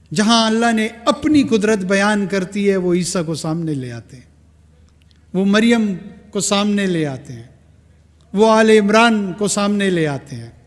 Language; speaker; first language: Urdu; non-native, local second language; Pashto